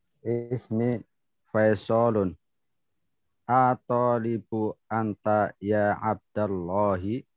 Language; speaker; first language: Arabic; non-native, learner; Indonesian